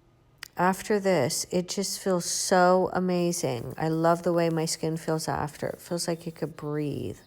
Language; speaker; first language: English; native; English